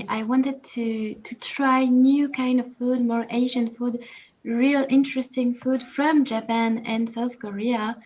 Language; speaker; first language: English; non-native, learner; French